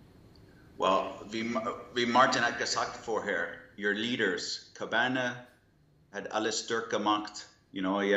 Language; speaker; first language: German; non-native, learner; English